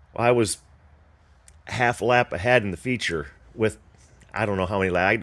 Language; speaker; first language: English; native; English